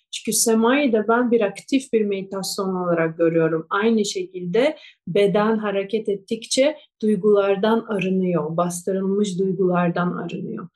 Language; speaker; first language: Turkish; non-native, fluent; Russian